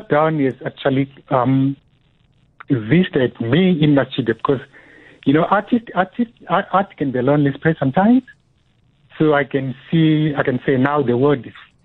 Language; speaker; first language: English; non-native, local second language; Shona